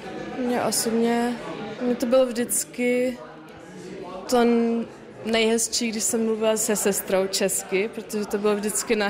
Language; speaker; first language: Czech; non-native, local second language; German